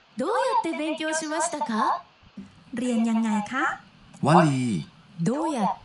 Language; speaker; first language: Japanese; non-native, fluent; Thai